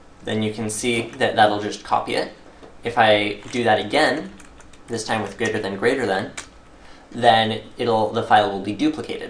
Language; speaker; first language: English; native; English